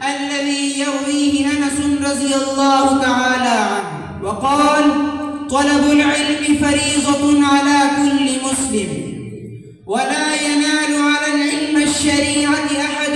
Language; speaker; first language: Arabic; non-native, learner; Urdu